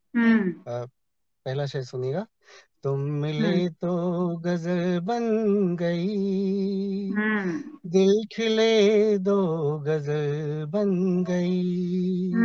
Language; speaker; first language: Hindi; native; Hindi